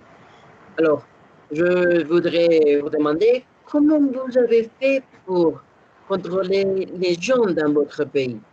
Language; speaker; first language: French; non-native, learner; Spanish